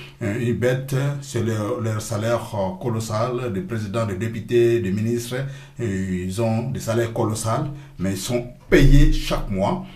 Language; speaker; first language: French; non-native, local second language; Lingala